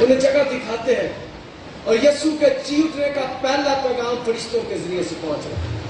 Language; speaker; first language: Urdu; non-native, local second language; Punjabi